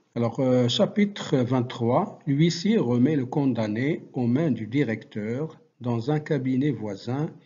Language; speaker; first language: French; non-native, local second language; Arabic